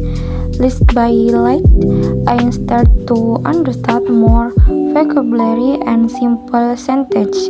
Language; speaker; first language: English; non-native, learner; Indonesian